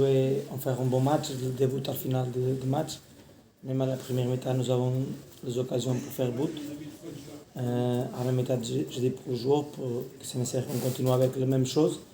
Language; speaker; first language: French; non-native, learner; Portuguese